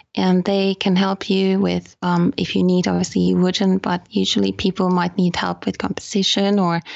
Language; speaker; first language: English; non-native, fluent; Finnish